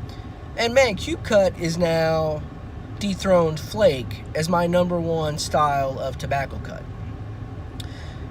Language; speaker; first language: English; native; English